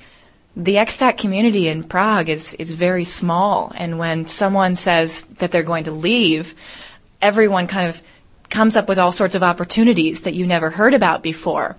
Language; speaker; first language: English; native; English